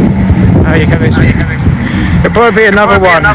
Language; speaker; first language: English; native; English